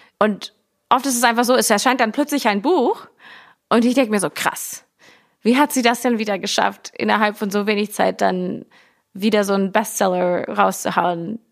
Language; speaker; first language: German; early bilingual, heritage; English